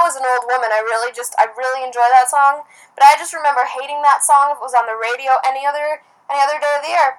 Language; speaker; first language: English; native; English